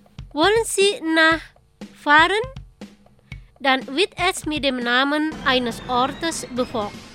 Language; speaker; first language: German; non-native, learner; Indonesian